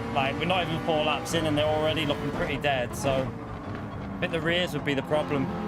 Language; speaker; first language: English; native; English